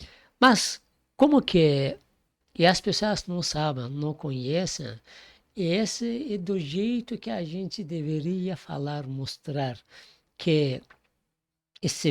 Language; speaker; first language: Portuguese; non-native, fluent; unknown